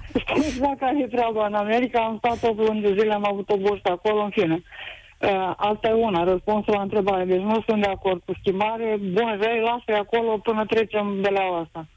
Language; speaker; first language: Romanian; native; Romanian